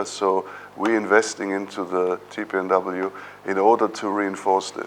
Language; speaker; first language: English; non-native, fluent; German